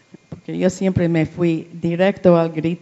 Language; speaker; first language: Spanish; non-native, learner; English